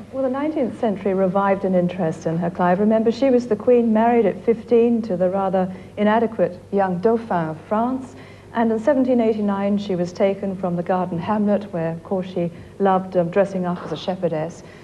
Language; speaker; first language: English; native; English